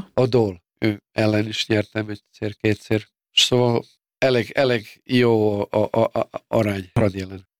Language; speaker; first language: Hungarian; non-native, fluent; Serbian